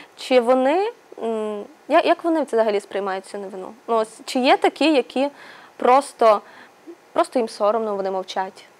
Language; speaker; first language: Ukrainian; native; Ukrainian